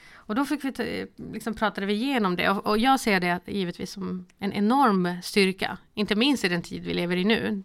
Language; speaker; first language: Swedish; early bilingual, other home language; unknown